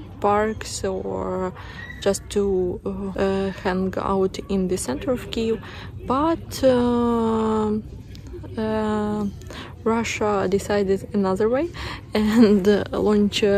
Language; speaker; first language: English; non-native, fluent; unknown